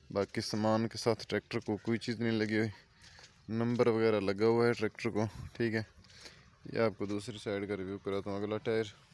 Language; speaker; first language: Urdu; non-native, local second language; Punjabi